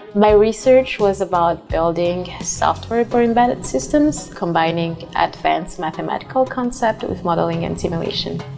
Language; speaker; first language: English; non-native, fluent; Rundi